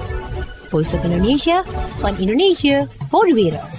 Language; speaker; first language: Dutch; non-native, fluent; Indonesian